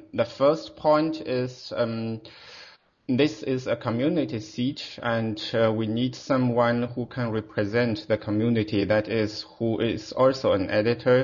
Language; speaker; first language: English; non-native, fluent; Chinese